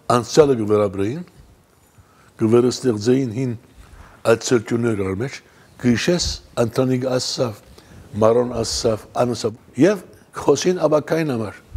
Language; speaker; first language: Armenian; early bilingual, heritage; Armenian